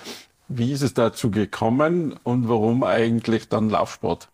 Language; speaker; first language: German; native; German